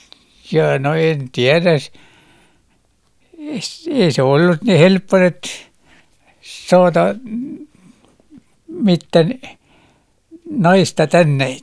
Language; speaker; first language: Finnish; non-native, local second language; Swedish